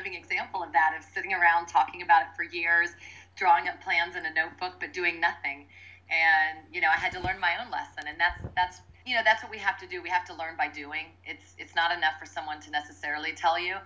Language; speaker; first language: English; native; English